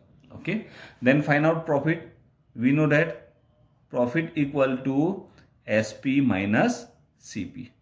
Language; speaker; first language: English; non-native, local second language; Gujarati